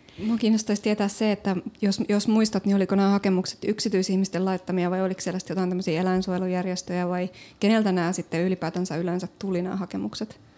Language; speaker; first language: Finnish; native; Finnish